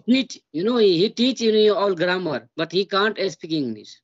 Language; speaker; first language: English; non-native, learner; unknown